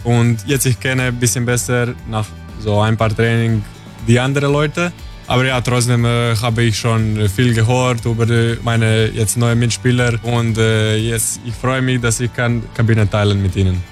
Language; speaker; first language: German; non-native, learner; Croatian